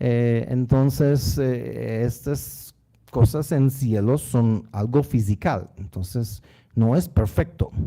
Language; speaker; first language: Spanish; non-native, learner; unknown